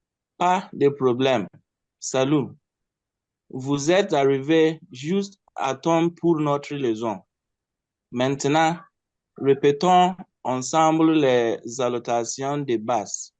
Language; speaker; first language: French; non-native, learner; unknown